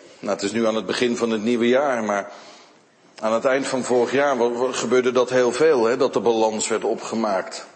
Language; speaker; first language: Dutch; native; Dutch